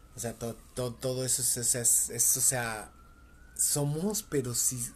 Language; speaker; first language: Spanish; native; Spanish